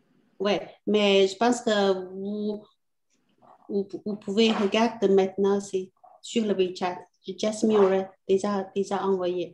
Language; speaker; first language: French; non-native, learner; Chinese